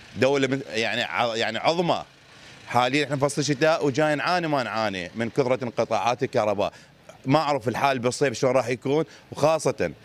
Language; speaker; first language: Arabic; native; Arabic